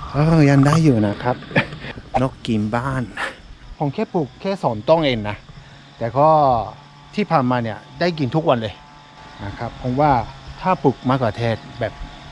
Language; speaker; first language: Thai; non-native, fluent; Japanese